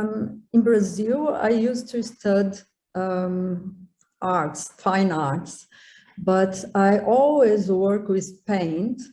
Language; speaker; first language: English; non-native, learner; Portuguese